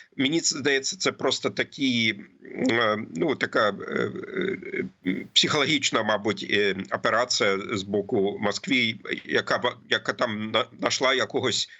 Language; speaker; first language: Ukrainian; non-native, fluent; German